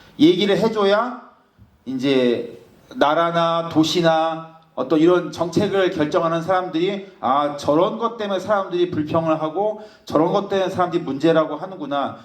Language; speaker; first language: Korean; native; Korean